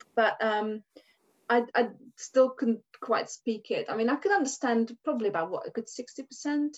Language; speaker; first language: English; non-native, fluent; Hungarian